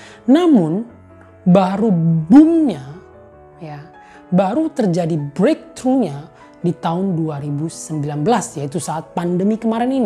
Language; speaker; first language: Indonesian; native; Indonesian